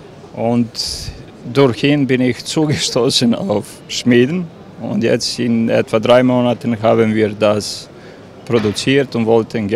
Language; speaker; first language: German; non-native, local second language; Serbian